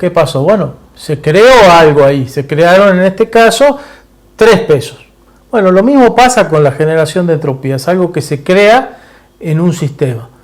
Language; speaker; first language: Spanish; native; Spanish